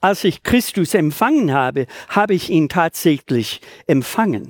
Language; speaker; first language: German; native; German